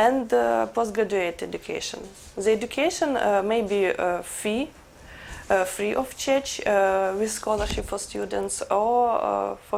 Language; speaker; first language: English; non-native, learner; Ukrainian